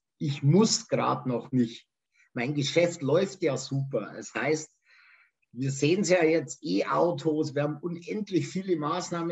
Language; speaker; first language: German; native; German